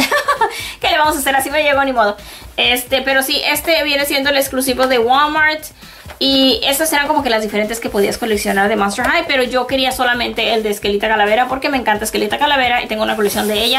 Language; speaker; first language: Spanish; native; Spanish